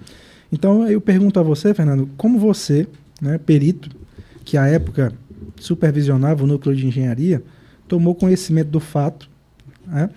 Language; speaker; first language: Portuguese; native; Portuguese